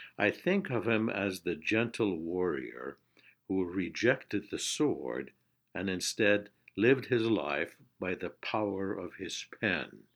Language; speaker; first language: English; non-native, fluent; Persian